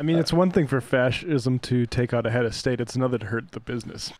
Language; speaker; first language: English; native; English